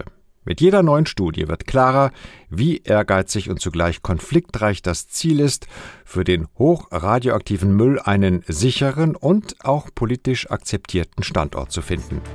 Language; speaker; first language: German; native; German